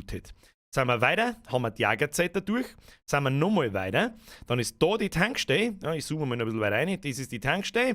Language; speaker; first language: German; native; German